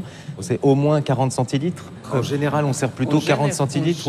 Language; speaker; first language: French; native; French